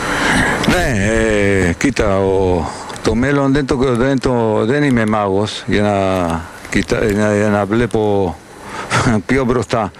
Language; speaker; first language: Greek; non-native, fluent; Spanish